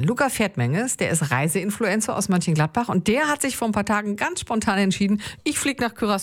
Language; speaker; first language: German; native; German